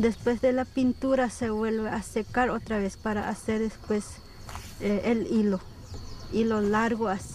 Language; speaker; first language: Spanish; non-native, local second language; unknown